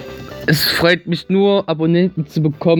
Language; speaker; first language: German; native; German